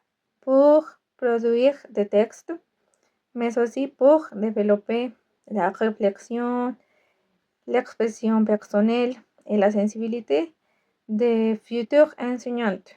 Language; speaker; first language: French; non-native, fluent; Spanish